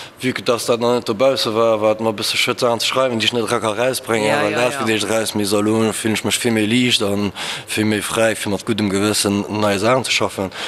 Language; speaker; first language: Luxembourgish; early bilingual, other home language; Portuguese